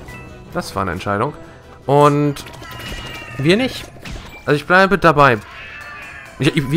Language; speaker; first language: German; native; German